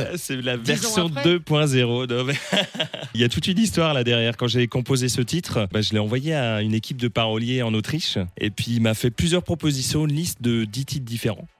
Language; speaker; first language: French; native; French